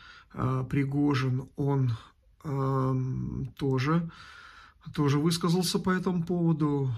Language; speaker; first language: Russian; native; Russian